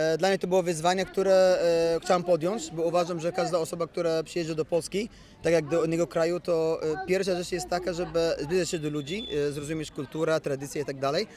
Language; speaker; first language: Polish; non-native, fluent; Arabic